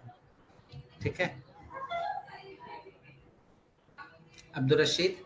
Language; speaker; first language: Hindi; native; Hindi